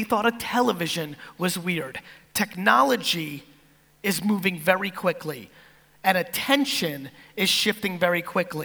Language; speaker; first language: English; native; English